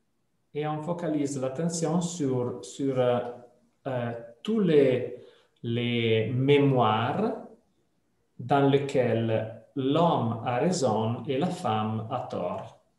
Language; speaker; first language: French; non-native, fluent; Italian